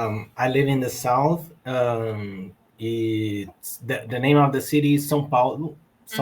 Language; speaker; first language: English; non-native, learner; Portuguese